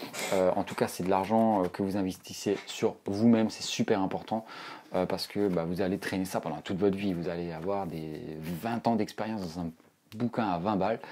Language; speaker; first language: French; native; French